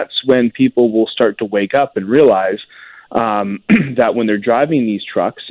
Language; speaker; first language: English; native; English